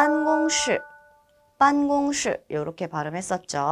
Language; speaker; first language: Chinese; non-native, fluent; Korean